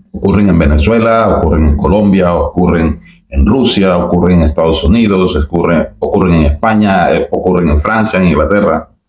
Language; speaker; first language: Spanish; native; Spanish